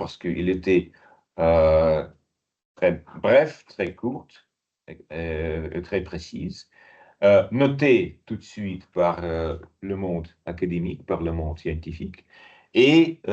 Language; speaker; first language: French; non-native, fluent; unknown